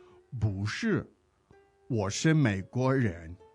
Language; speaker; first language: Chinese; non-native, learner; English